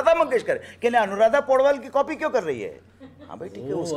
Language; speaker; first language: Hindi; native; Hindi